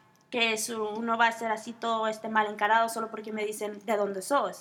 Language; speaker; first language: Spanish; early bilingual, heritage; Spanish